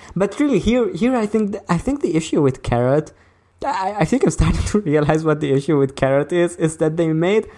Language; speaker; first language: English; early bilingual, other home language; Hungarian